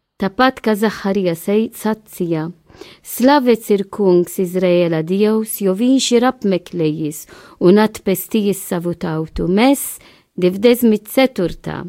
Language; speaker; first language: Latvian; non-native, learner; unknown